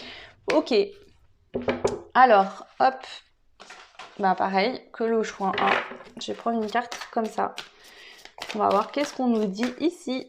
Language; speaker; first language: French; native; French